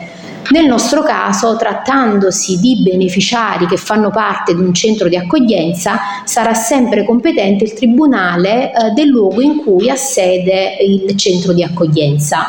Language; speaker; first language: Italian; native; Italian